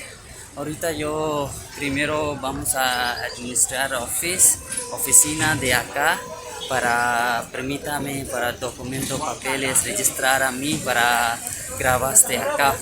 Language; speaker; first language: Spanish; non-native, learner; Urdu